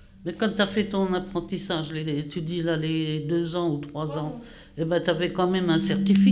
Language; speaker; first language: French; native; French